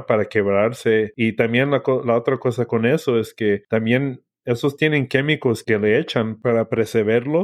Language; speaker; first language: Spanish; early bilingual, heritage; English